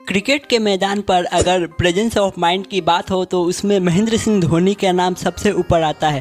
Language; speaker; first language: Hindi; native; Hindi